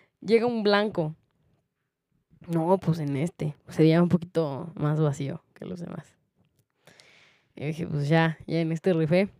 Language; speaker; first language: Spanish; native; Spanish